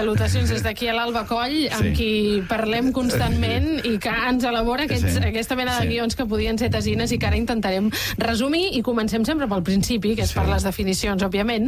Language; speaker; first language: Catalan; native; Catalan